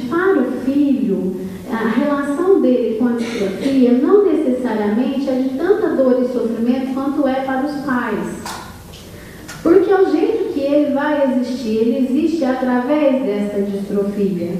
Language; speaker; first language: Portuguese; native; Portuguese